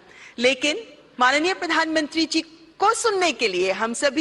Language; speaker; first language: Hindi; native; Hindi